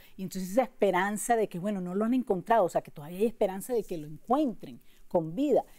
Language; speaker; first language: Spanish; native; Spanish